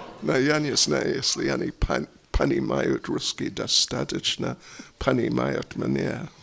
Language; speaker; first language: Russian; non-native, learner; English